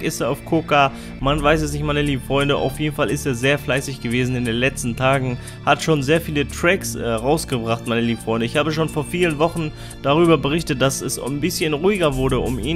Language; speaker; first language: German; native; German